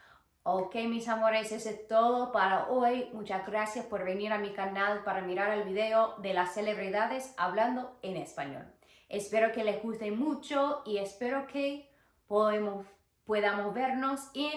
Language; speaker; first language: Spanish; non-native, fluent; English